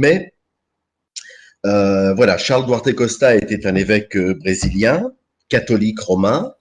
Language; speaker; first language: French; native; French